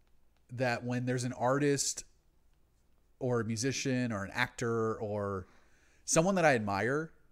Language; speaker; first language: English; native; English